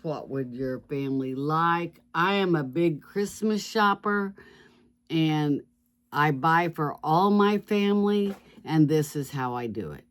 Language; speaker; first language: English; native; English